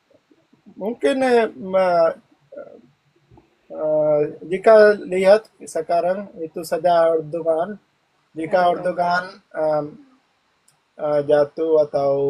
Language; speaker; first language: Indonesian; non-native, learner; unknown